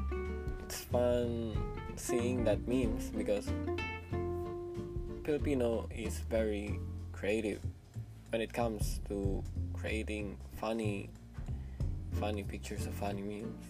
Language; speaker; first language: English; non-native, local second language; Filipino